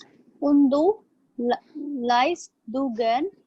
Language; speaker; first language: German; non-native, learner; Hindi